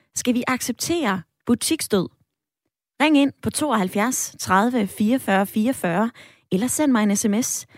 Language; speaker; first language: Danish; native; Danish